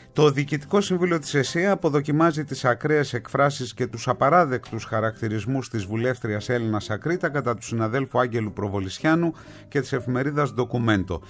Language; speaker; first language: Greek; native; Greek